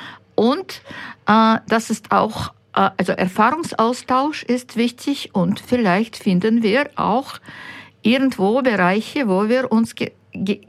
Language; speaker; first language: German; non-native, fluent; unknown